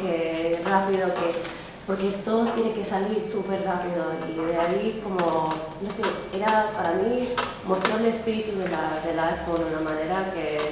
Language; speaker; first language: Spanish; non-native, fluent; English